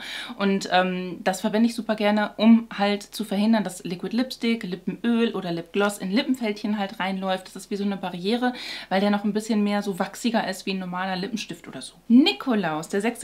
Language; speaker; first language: German; native; German